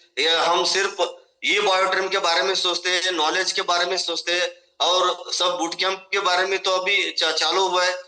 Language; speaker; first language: Hindi; non-native, local second language; Marathi